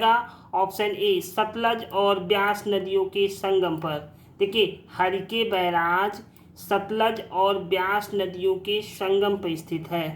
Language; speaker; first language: Hindi; native; Hindi